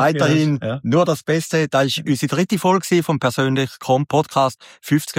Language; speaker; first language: German; native; German